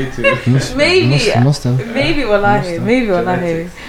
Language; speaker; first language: English; non-native, fluent; Swedish